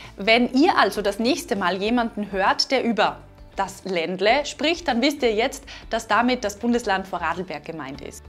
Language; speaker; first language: German; native; German